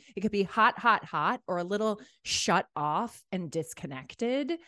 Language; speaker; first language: English; native; English